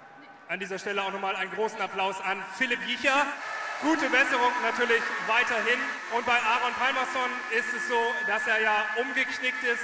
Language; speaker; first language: German; native; German